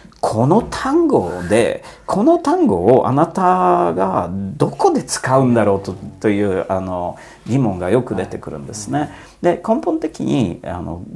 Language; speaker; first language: Japanese; non-native, fluent; Polish